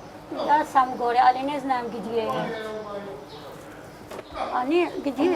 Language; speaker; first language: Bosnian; non-native, learner; Arabic